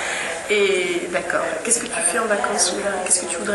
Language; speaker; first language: French; non-native, fluent; English